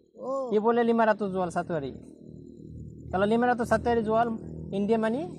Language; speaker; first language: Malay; non-native, learner; Bangla